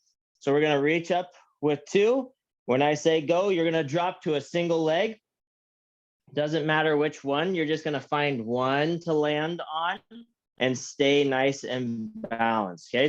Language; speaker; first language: English; native; English